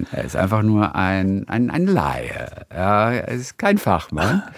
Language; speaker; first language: German; native; German